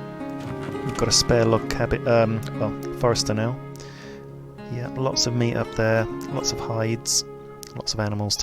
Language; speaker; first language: English; native; English